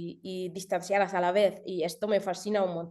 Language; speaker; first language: Spanish; early bilingual, heritage; German